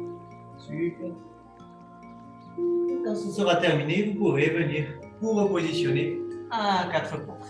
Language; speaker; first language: French; native; French